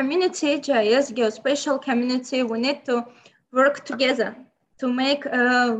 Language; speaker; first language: English; non-native, learner; Azerbaijani